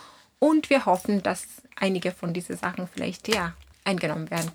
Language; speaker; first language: German; non-native, fluent; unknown